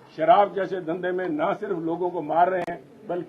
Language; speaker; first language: Hindi; non-native, local second language; Punjabi